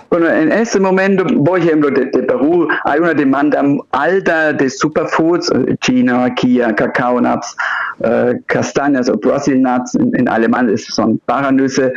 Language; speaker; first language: Spanish; non-native, fluent; German